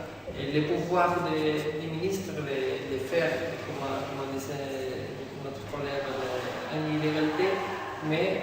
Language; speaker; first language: French; non-native, learner; Spanish